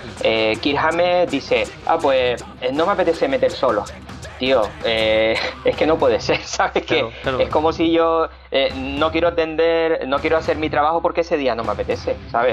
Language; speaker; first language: Spanish; native; Spanish